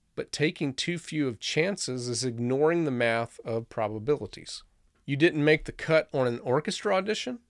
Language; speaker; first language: English; native; English